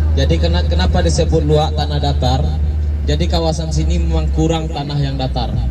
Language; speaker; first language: Malay; non-native, local second language; Minangkabau